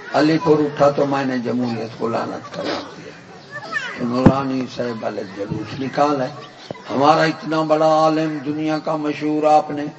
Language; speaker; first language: Urdu; non-native, local second language; Punjabi